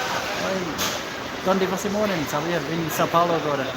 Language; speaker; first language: Portuguese; non-native, learner; English